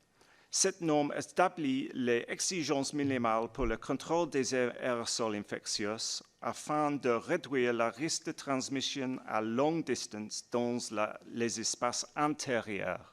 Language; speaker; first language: French; non-native, learner; English